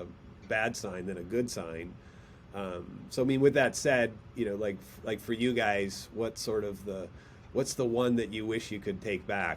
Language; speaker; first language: English; native; English